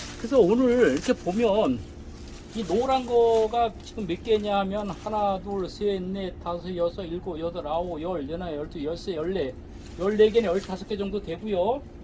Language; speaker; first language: Korean; native; Korean